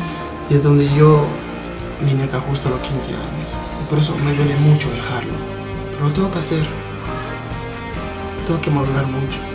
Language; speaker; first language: Spanish; early bilingual, heritage; Spanish